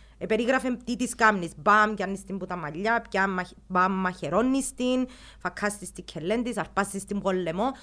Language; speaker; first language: Greek; early bilingual, heritage; Greek